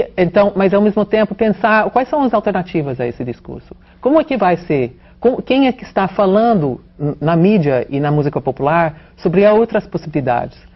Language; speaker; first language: Portuguese; non-native, fluent; English